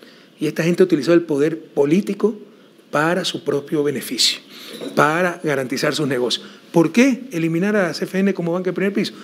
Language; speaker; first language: Spanish; native; Spanish